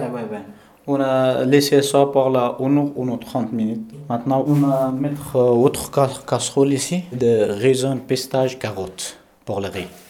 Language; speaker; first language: French; non-native, learner; Pashto